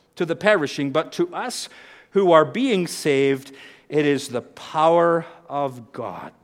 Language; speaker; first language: English; native; English